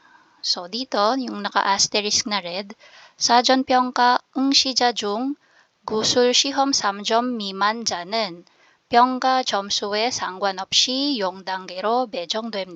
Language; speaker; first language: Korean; non-native, fluent; Filipino